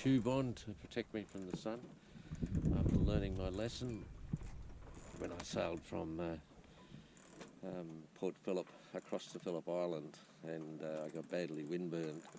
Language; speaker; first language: English; native; English